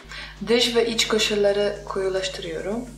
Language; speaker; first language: Turkish; non-native, fluent; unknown